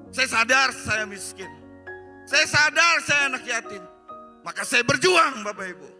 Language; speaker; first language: Indonesian; native; Indonesian